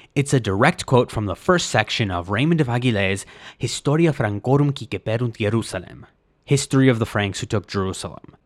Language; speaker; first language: English; native; English